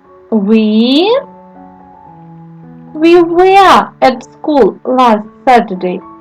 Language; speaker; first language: English; non-native, fluent; Ukrainian